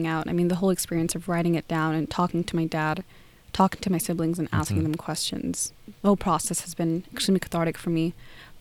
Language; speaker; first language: English; native; English